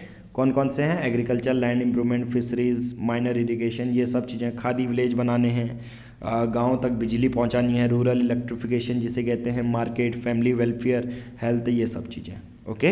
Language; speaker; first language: Hindi; native; Hindi